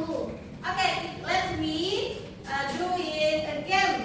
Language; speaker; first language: English; non-native, learner; Indonesian